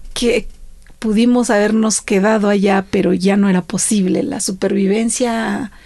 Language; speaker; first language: Spanish; native; Spanish